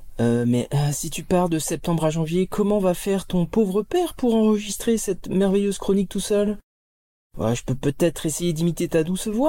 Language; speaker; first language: French; native; French